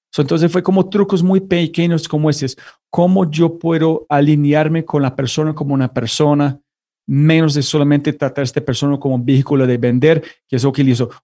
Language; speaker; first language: Spanish; non-native, fluent; English